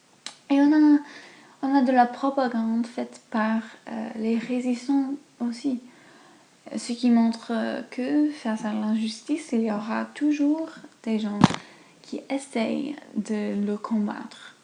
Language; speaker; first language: French; non-native, fluent; English